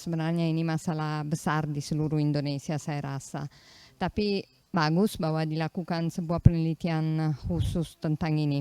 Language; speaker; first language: Indonesian; non-native, fluent; Italian